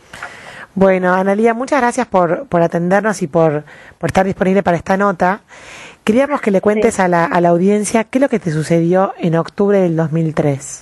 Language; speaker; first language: Spanish; native; Spanish